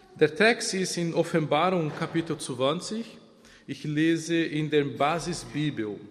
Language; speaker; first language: German; non-native, fluent; Portuguese